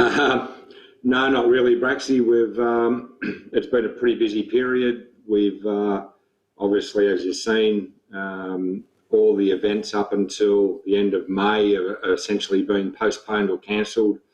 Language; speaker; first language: English; native; English